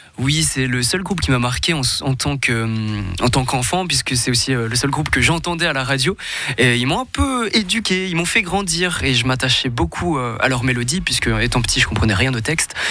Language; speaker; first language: French; native; French